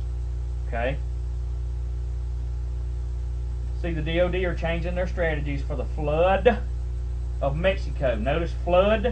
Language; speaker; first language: English; native; English